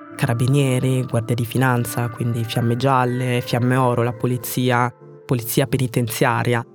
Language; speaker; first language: Italian; early bilingual, other home language; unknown